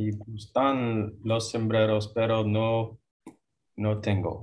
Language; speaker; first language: Spanish; non-native, learner; English